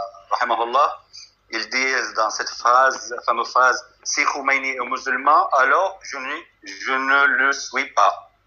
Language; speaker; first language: French; non-native, fluent; Arabic